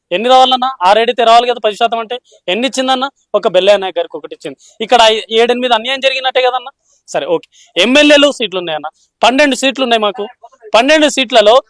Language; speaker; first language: Telugu; non-native, local second language; Lambadi